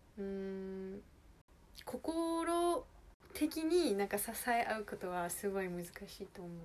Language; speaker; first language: Japanese; early bilingual, heritage; Japanese